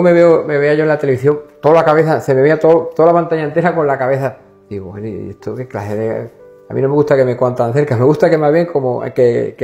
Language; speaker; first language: Spanish; native; Spanish